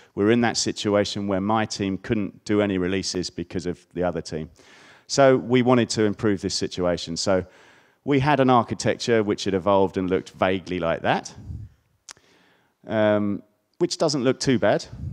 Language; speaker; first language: English; native; English